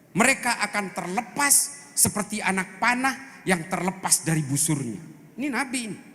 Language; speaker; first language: Indonesian; non-native, local second language; Madurese